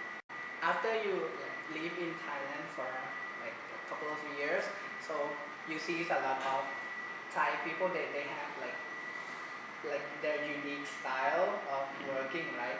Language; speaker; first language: English; non-native, fluent; Thai